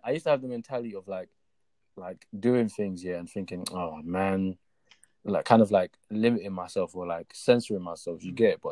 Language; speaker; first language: English; early bilingual, other home language; Yoruba